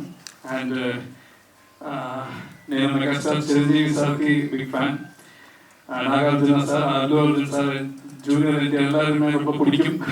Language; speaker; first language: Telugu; non-native, learner; Malayalam